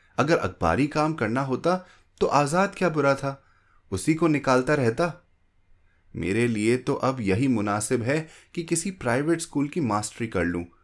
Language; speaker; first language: Hindi; native; Hindi